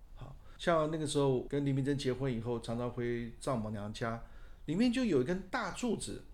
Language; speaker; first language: Chinese; native; Chinese